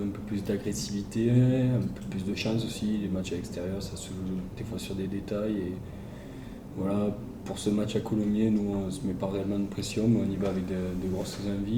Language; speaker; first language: French; native; French